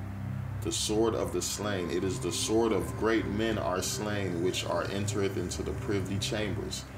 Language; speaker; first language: English; native; English